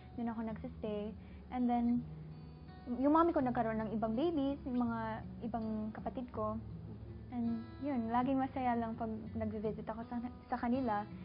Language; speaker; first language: Filipino; early bilingual, other home language; English